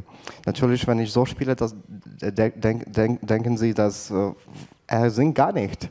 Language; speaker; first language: German; non-native, fluent; Ukrainian